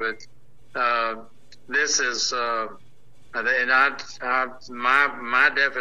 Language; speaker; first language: English; native; English